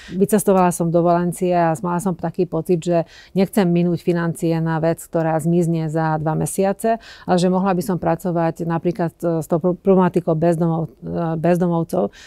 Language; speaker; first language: Slovak; non-native, local second language; Hungarian